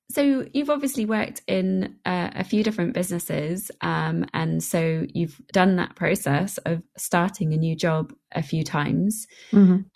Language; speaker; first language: English; native; English